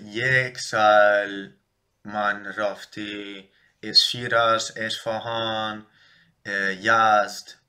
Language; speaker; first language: Persian; non-native, learner; Dutch